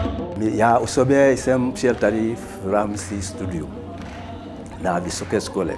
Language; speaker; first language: Czech; non-native, learner; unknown